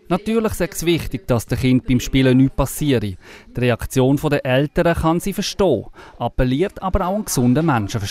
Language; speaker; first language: German; native; German